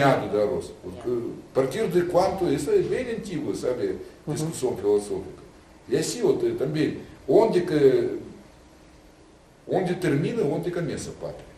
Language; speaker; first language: Portuguese; non-native, learner; Russian